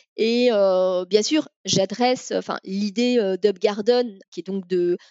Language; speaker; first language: French; native; French